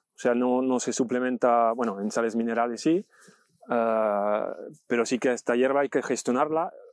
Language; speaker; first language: Spanish; non-native, fluent; French